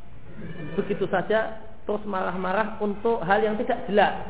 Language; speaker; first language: Indonesian; native; Indonesian